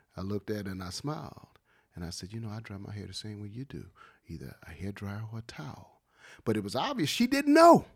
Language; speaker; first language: English; native; English